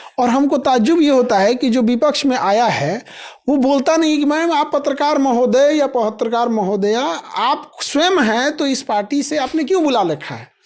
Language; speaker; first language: Hindi; native; Hindi